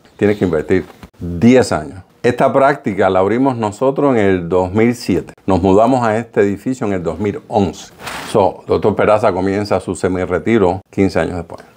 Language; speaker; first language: Spanish; native; Spanish